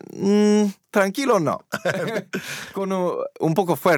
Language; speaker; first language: Spanish; non-native, fluent; English